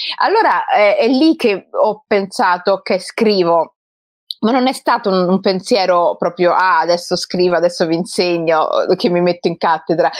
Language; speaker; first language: Italian; early bilingual, other home language; Somali